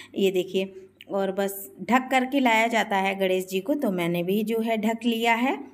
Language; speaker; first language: Hindi; native; Hindi